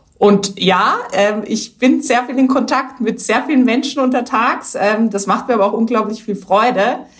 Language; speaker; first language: German; native; German